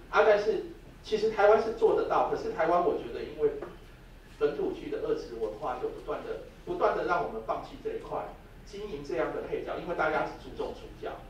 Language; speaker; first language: Chinese; native; Chinese